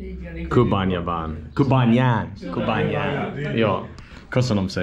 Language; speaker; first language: Hungarian; non-native, learner; English